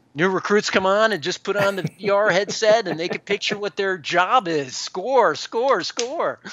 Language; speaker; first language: English; native; English